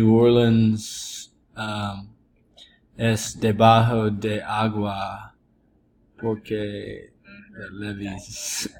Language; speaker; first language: Spanish; non-native, learner; English